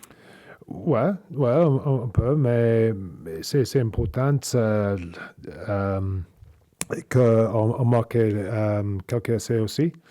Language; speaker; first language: French; non-native, learner; English